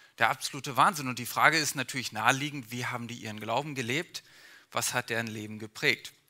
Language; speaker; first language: German; early bilingual, other home language; English